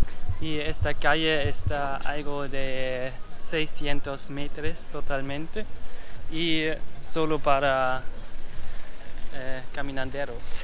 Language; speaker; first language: Spanish; non-native, learner; German